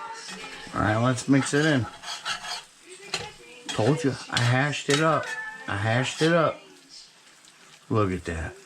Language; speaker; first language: English; native; English